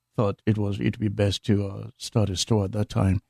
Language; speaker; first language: English; non-native, local second language; Akan